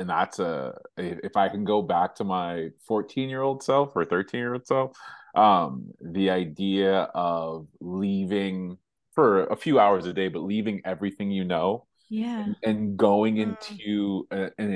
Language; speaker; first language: English; native; English